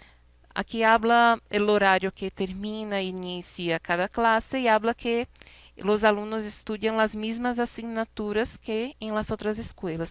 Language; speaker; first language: Spanish; non-native, fluent; Portuguese